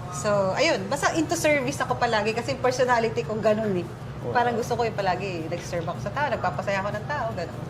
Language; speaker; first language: Filipino; native; Filipino